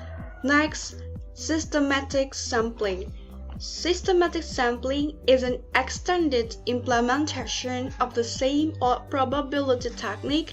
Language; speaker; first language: English; non-native, learner; Indonesian